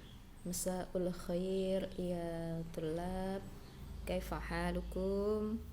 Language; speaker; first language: Arabic; non-native, fluent; Indonesian